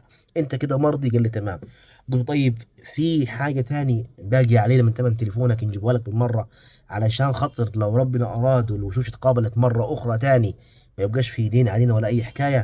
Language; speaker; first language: Arabic; native; Arabic